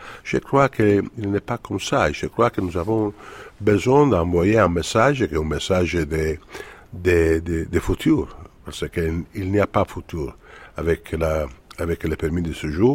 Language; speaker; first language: French; non-native, fluent; Italian